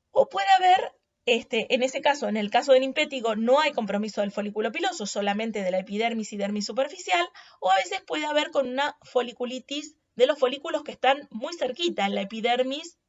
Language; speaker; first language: Spanish; native; Spanish